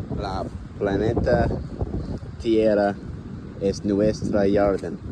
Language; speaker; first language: Spanish; non-native, learner; English